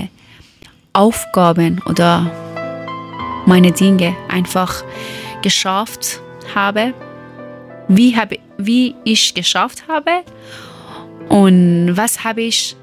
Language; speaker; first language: German; non-native, learner; Persian